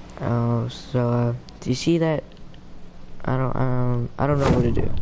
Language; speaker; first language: English; native; English